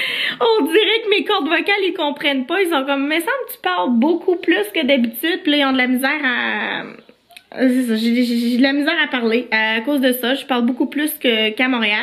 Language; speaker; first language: French; native; French